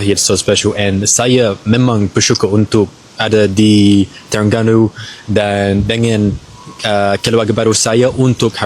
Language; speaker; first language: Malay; non-native, learner; English